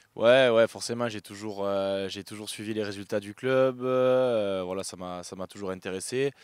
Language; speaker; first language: French; native; French